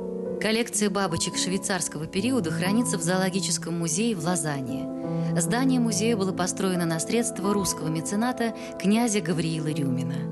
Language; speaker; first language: Russian; native; Russian